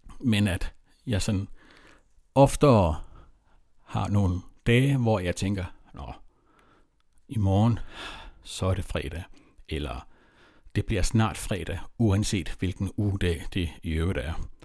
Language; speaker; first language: Danish; native; Danish